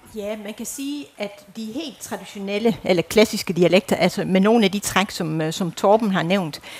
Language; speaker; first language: Danish; non-native, fluent; Dutch